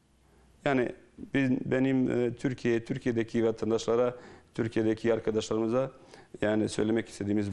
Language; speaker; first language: Turkish; non-native, fluent; Bosnian